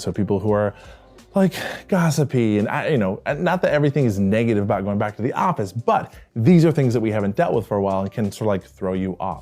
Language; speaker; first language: English; native; English